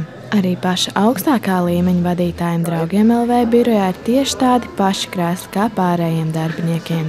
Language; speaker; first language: Latvian; native; Latvian